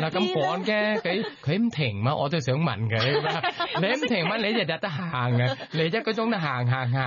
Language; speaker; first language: Cantonese; non-native, learner; Thai